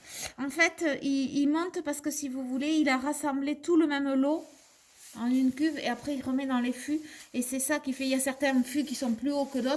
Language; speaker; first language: French; native; French